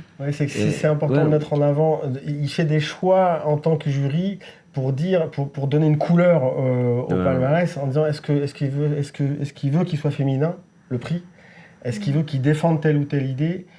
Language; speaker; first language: French; native; French